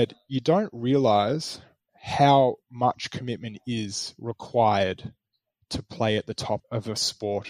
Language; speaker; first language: English; native; English